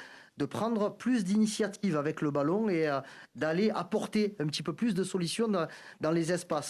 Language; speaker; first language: French; native; French